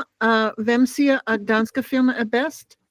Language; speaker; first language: Danish; non-native, learner; English